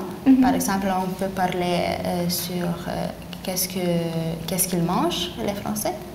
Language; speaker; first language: French; non-native, learner; Lithuanian